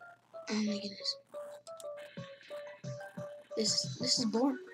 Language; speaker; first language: English; native; English